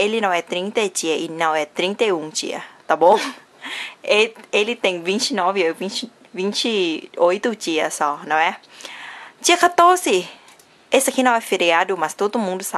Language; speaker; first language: Portuguese; non-native, learner; Thai